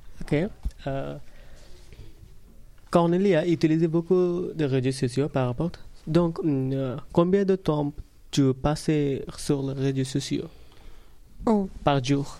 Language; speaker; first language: French; non-native, learner; Bangla